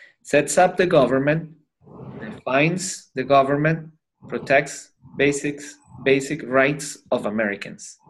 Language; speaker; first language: English; non-native, learner; Spanish